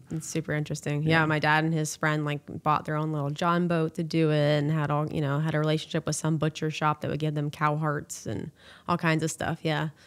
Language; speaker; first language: English; native; English